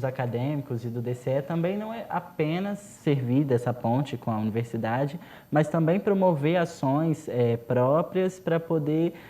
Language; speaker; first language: Portuguese; native; Portuguese